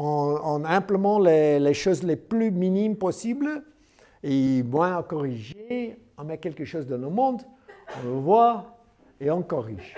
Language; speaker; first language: French; non-native, learner; English